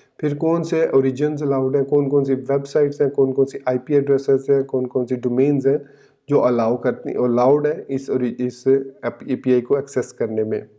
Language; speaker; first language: Urdu; native; Urdu